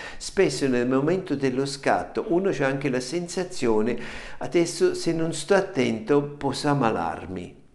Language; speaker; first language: Italian; non-native, fluent; German